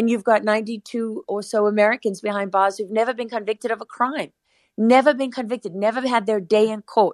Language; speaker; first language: English; native; English